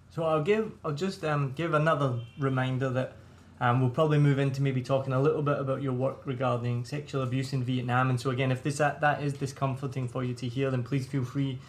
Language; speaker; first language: English; native; English